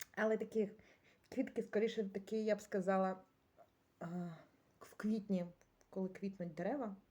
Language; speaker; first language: Ukrainian; native; Ukrainian